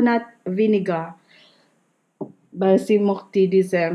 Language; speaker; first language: German; non-native, learner; Filipino